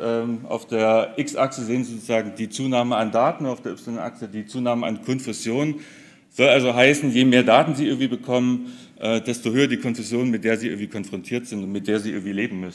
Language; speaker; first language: German; native; German